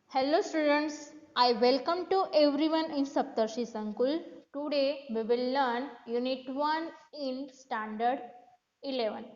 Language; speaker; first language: English; non-native, local second language; Gujarati